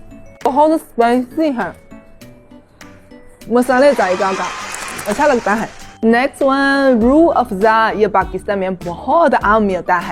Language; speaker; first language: Hindi; non-native, learner; Chinese